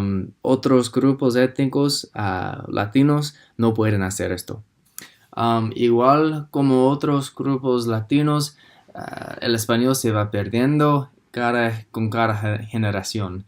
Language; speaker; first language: Spanish; non-native, fluent; English